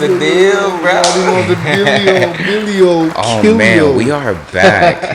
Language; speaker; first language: English; native; English